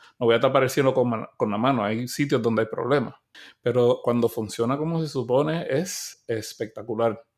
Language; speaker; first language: Spanish; native; Spanish